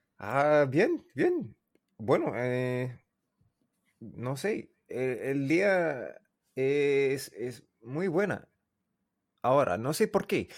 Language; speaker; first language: Spanish; non-native, learner; English